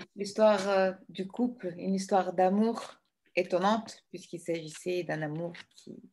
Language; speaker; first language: French; non-native, fluent; Greek